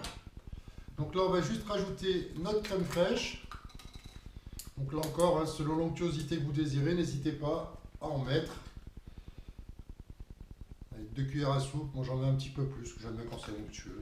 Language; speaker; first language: French; native; French